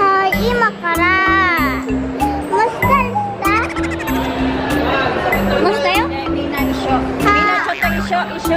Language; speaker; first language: Japanese; early bilingual, other home language; Filipino